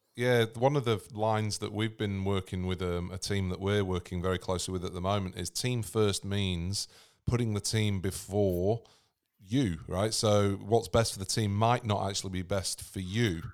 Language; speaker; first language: English; native; English